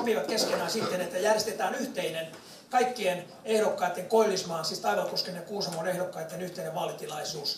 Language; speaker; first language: Finnish; native; Finnish